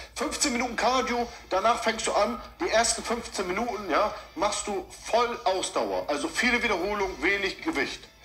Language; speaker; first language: German; early bilingual, other home language; Turkish